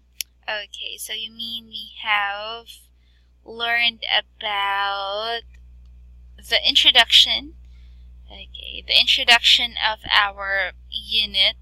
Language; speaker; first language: English; non-native, fluent; Filipino